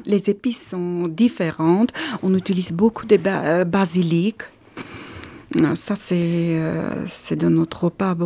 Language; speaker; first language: French; non-native, learner; Armenian